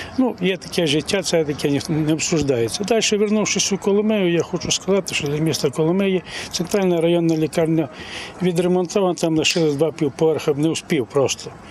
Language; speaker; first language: Ukrainian; native; Ukrainian